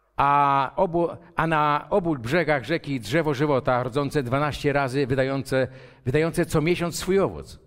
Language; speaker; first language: Polish; native; Polish